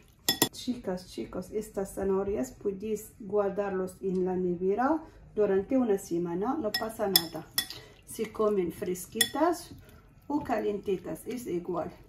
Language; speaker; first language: Spanish; non-native, fluent; Arabic